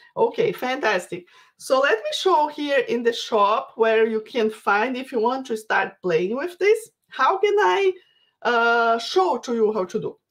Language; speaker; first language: English; non-native, fluent; Portuguese